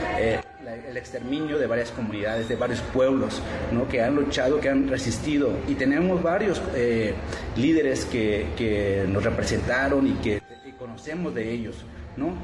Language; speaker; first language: Spanish; non-native, local second language; Nahuatl languages